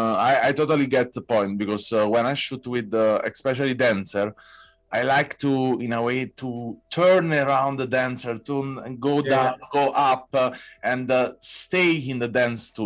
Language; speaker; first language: English; non-native, learner; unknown